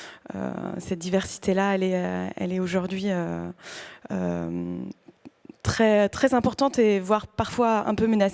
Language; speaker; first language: French; native; French